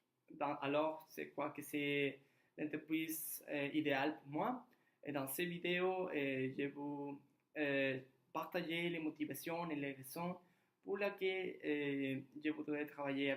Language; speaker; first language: French; non-native, learner; Spanish